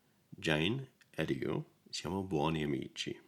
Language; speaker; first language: Italian; non-native, learner; English